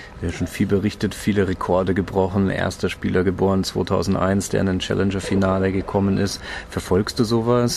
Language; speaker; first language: German; native; German